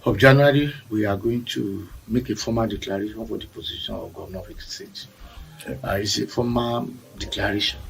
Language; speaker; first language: English; non-native, local second language; Yoruba